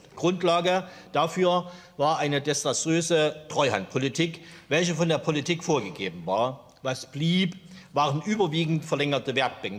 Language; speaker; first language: German; native; German